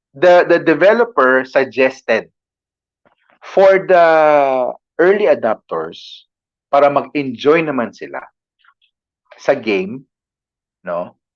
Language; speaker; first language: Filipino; non-native, local second language; Cebuano